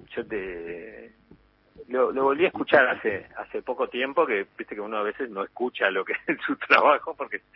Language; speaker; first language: Spanish; native; Spanish